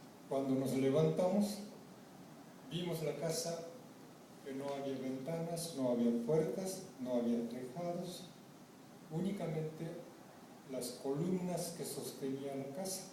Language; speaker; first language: Spanish; non-native, fluent; Japanese